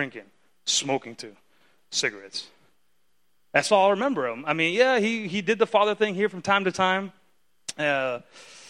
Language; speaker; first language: English; early bilingual, other home language; Spanish